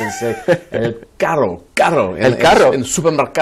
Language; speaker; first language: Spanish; non-native, learner; English